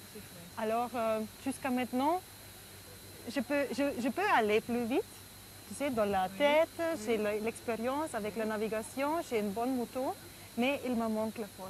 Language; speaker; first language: French; non-native, fluent; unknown